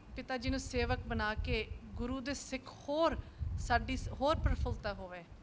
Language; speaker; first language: Punjabi; early bilingual, heritage; Punjabi